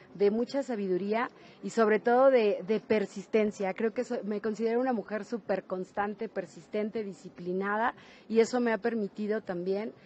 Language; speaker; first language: Spanish; native; Spanish